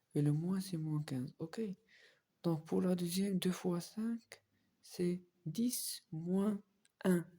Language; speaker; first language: French; non-native, local second language; Arabic